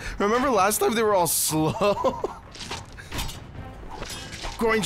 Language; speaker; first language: English; native; English